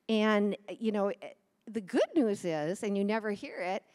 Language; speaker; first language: English; native; English